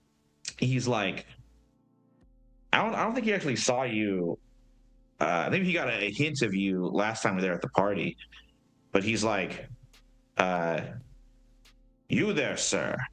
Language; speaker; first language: English; native; English